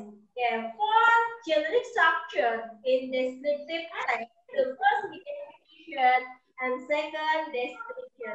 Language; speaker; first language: English; non-native, learner; Indonesian